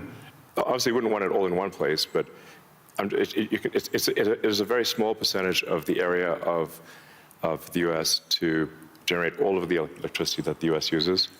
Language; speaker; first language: English; early bilingual, other home language; Afrikaans